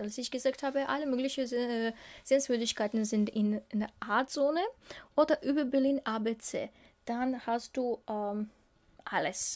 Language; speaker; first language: German; non-native, learner; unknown